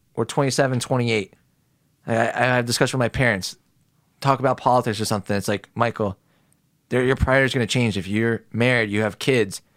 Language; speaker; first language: English; native; English